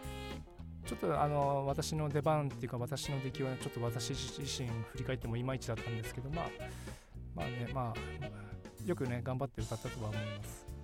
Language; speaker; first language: Japanese; native; Japanese